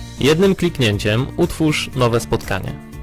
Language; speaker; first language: Polish; native; Polish